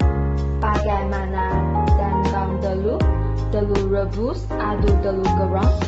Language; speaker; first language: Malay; non-native, learner; Chinese